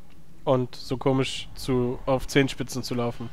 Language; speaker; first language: German; native; German